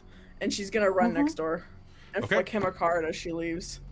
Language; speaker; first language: English; native; English